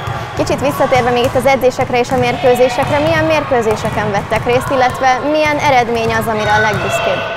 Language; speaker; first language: Hungarian; native; Hungarian